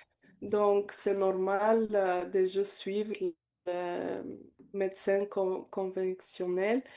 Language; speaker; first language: French; non-native, learner; Bulgarian